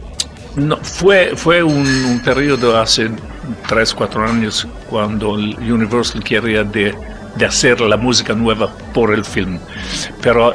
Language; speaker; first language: Spanish; non-native, learner; Italian